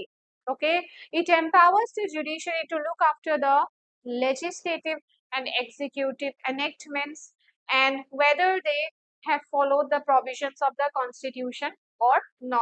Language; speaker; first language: English; non-native, local second language; Hindi